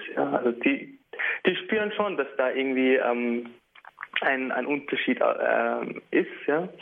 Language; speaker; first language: German; early bilingual, heritage; German